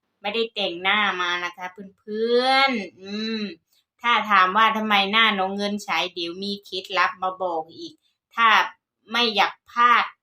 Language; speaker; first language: Thai; non-native, local second language; Northeastern Thai